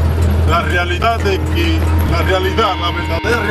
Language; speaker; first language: Spanish; native; Spanish